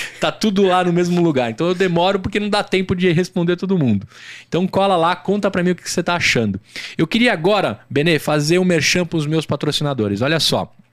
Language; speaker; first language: Portuguese; native; Portuguese